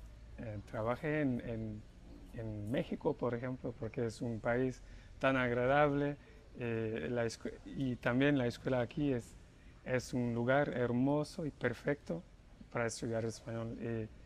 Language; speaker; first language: Spanish; non-native, fluent; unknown